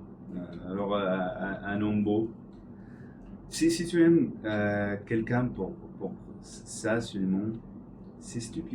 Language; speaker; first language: French; non-native, learner; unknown